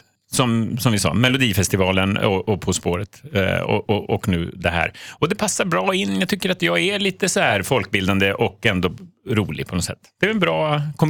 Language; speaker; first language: Swedish; native; Swedish